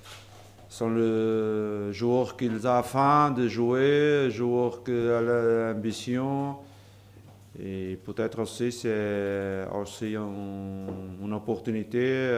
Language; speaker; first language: French; non-native, learner; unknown